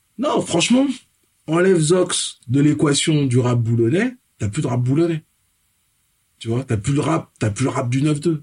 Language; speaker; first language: French; early bilingual, other home language; Fon